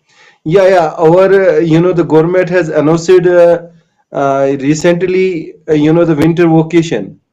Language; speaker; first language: English; non-native, local second language; Kashmiri